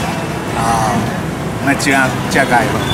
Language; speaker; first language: Vietnamese; non-native, learner; Japanese